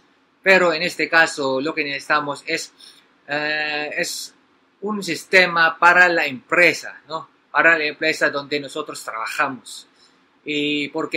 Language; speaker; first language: Spanish; non-native, learner; Filipino